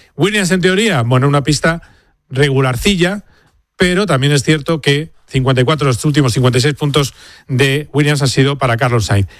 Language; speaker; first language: Spanish; native; Spanish